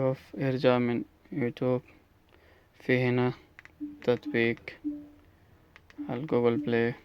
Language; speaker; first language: Arabic; non-native, learner; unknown